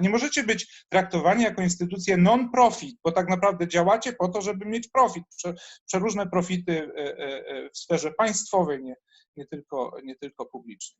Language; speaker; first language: Polish; native; Polish